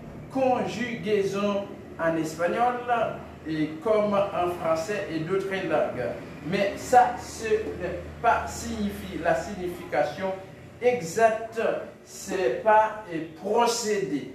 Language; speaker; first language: French; non-native, local second language; Haitian Creole